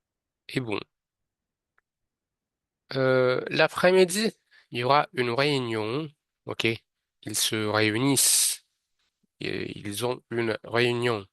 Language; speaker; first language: French; non-native, fluent; Arabic